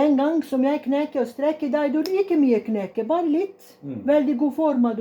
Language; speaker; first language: Norwegian; non-native, learner; Serbian